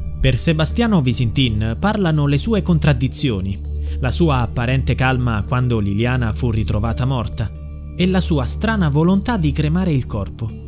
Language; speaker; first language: Italian; native; Italian